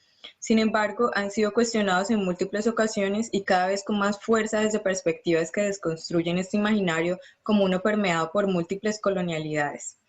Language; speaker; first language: Spanish; native; Spanish